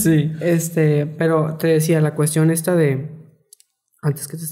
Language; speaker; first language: Spanish; native; Spanish